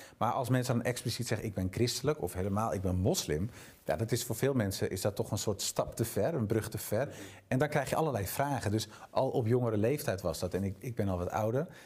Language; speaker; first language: Dutch; native; Dutch